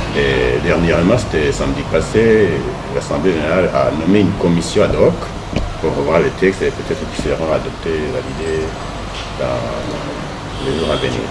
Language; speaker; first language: French; non-native, local second language; Rundi